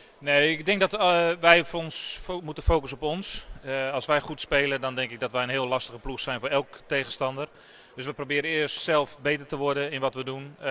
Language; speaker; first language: Dutch; native; Dutch